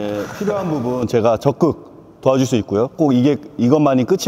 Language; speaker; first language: Korean; native; Korean